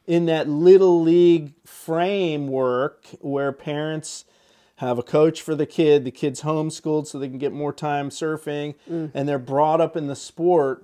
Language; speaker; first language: English; native; English